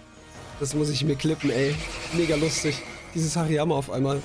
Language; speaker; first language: German; native; German